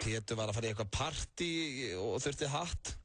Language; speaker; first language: Icelandic; native; Icelandic